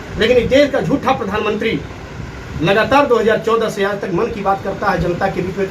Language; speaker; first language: Hindi; native; Hindi